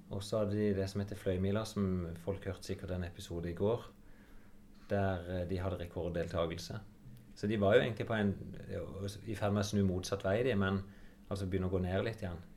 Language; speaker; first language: Norwegian; native; Norwegian